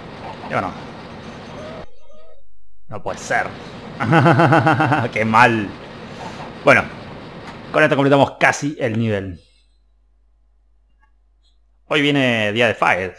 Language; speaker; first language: Spanish; native; Spanish